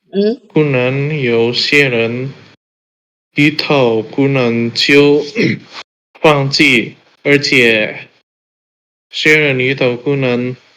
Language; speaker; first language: Chinese; non-native, learner; Indonesian